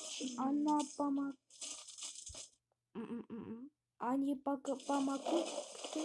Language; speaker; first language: Russian; early bilingual, heritage; Russian